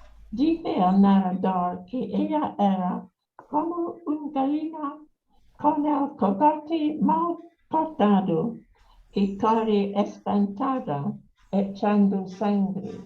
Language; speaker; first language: Spanish; non-native, learner; English